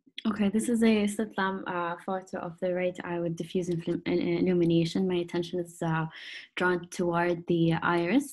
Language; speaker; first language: English; non-native, fluent; Arabic